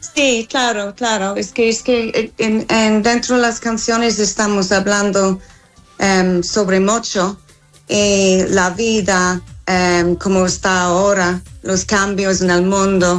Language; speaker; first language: Spanish; non-native, fluent; English